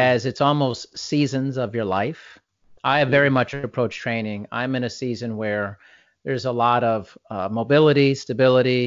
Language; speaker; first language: English; native; English